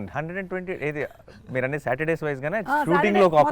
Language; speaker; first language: Telugu; native; Telugu